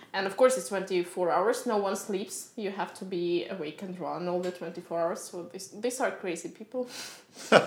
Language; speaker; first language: English; non-native, fluent; Russian